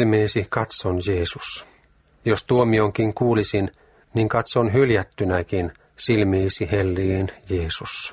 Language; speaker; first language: Finnish; native; Finnish